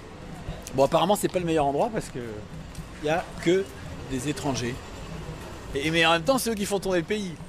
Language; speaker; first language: French; native; French